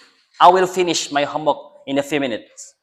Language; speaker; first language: English; non-native, learner; Indonesian